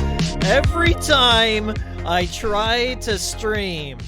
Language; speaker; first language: English; native; English